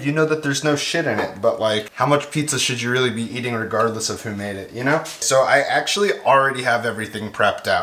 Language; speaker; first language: English; native; English